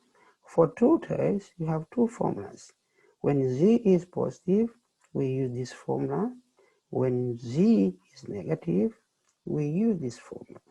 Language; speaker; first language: English; non-native, fluent; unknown